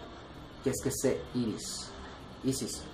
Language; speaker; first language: French; non-native, learner; Spanish